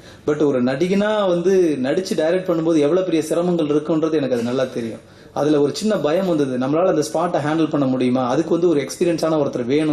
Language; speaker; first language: Tamil; native; Tamil